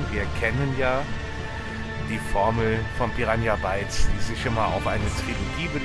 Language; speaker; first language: German; native; German